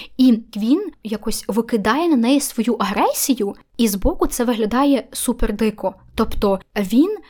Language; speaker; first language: Ukrainian; native; Ukrainian